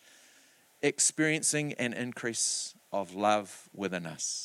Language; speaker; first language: English; native; English